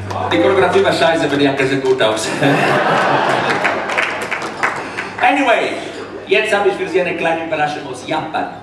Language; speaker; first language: German; non-native, fluent; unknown